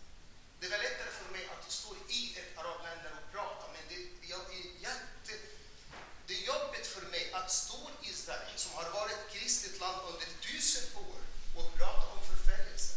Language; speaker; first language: Swedish; non-native, fluent; Arabic